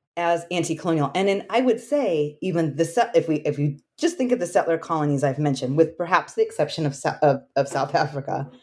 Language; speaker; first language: English; native; English